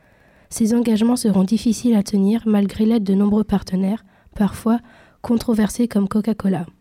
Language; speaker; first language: French; native; French